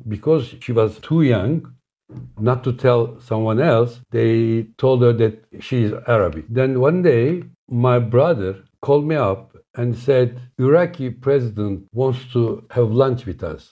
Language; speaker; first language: English; non-native, fluent; Turkish